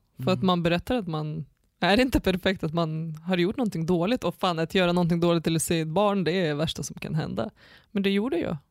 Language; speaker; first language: Swedish; non-native, fluent; Lithuanian